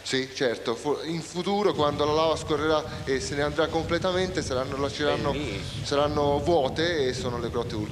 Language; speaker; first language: Italian; native; Italian